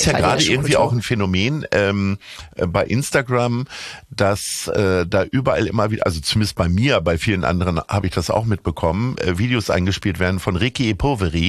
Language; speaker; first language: German; native; German